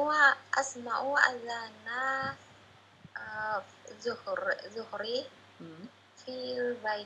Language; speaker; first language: Arabic; non-native, learner; Indonesian